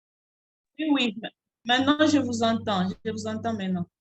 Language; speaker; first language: French; native; French